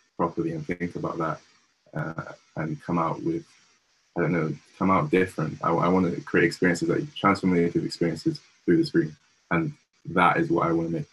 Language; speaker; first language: English; native; English